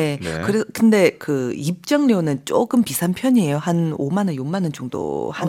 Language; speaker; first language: Korean; non-native, fluent; Chinese